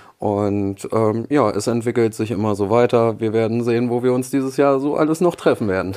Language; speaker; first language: German; early bilingual, other home language; Polish